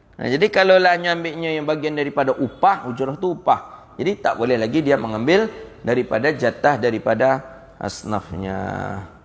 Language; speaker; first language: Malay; non-native, local second language; Minangkabau